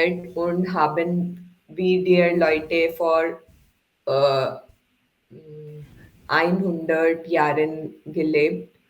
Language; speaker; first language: German; non-native, learner; Hindi